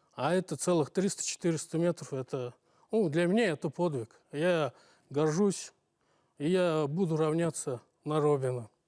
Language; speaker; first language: Russian; native; Russian